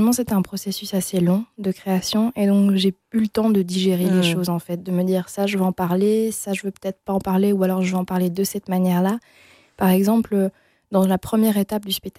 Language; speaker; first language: French; native; French